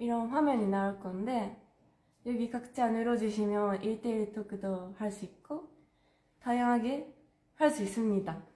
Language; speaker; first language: Korean; non-native, fluent; Japanese